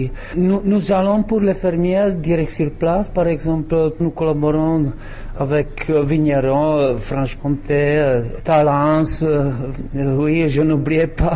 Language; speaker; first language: French; non-native, learner; Czech